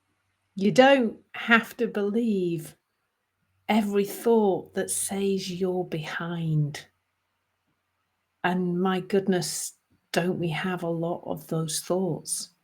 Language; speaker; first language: English; native; English